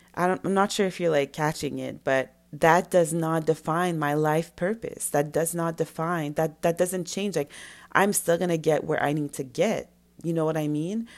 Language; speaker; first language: English; non-native, fluent; French